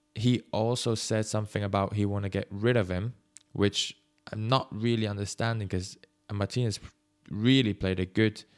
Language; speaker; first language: English; non-native, fluent; Swiss German